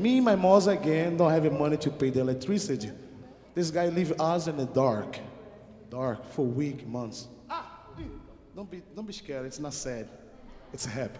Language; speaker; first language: English; non-native, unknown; Portuguese